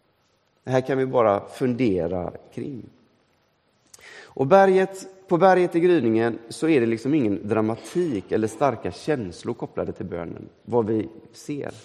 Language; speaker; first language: Swedish; native; Swedish